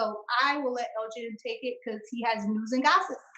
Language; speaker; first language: English; native; English